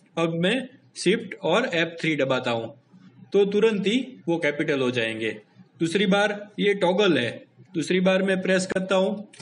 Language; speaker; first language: Hindi; non-native, local second language; Gujarati